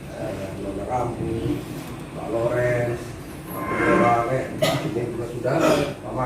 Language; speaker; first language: Indonesian; native; Indonesian